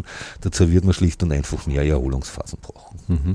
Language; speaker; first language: German; native; German